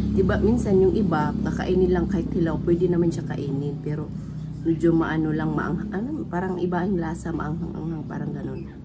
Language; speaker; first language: Filipino; non-native, local second language; Cebuano